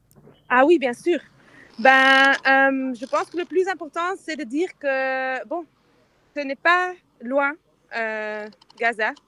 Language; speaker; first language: French; non-native, fluent; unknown